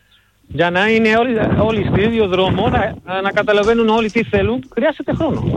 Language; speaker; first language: Greek; non-native, learner; Spanish